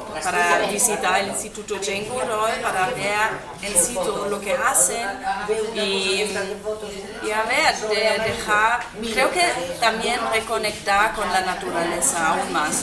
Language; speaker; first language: Spanish; non-native, fluent; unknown